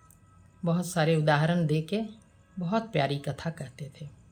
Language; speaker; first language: Hindi; native; Hindi